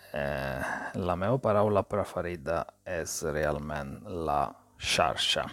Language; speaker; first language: Catalan; non-native, fluent; Georgian